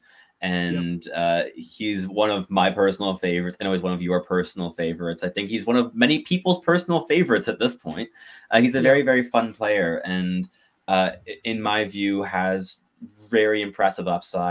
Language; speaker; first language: English; native; English